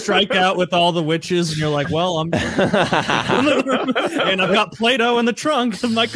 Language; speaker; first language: English; native; English